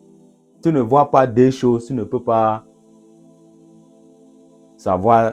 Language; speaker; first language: French; non-native, local second language; English